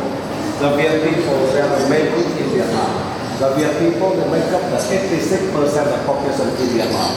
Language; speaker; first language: English; non-native, fluent; Vietnamese